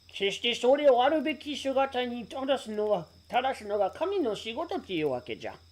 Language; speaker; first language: Japanese; native; Japanese